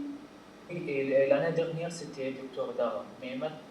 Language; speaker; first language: French; non-native, fluent; Arabic